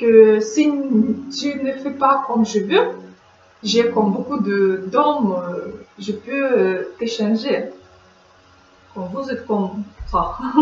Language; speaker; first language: French; non-native, learner; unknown